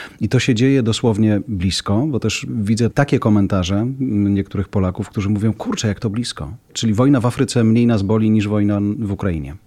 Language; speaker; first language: Polish; native; Polish